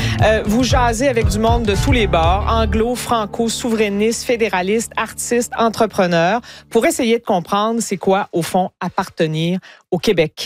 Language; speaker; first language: French; native; French